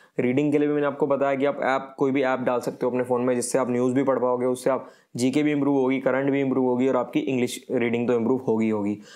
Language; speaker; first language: Hindi; native; Hindi